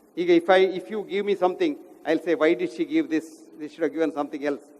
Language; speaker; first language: English; non-native, local second language; Kannada